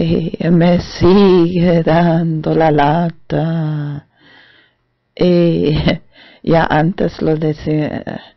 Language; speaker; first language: Spanish; non-native, fluent; German